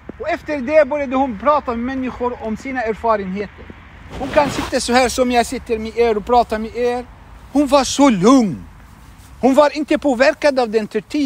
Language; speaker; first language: Swedish; non-native, fluent; Arabic